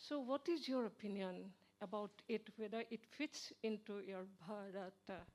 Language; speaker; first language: English; non-native, local second language; Assamese